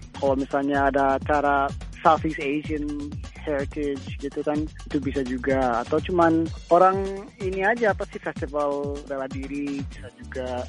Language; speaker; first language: Indonesian; early bilingual, heritage; Indonesian